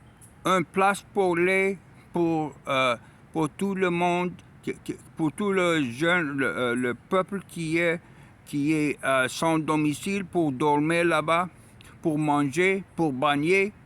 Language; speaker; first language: French; non-native, learner; Arabic